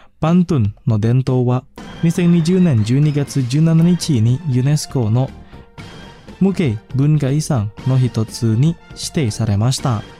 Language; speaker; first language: Japanese; non-native, fluent; Indonesian